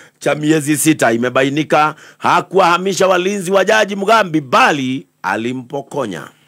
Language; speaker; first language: Swahili; non-native, local second language; Kikuyu